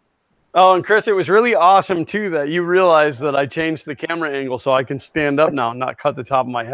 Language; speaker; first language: English; native; English